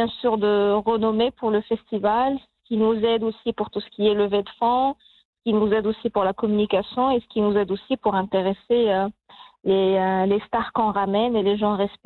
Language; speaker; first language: French; non-native, local second language; Arabic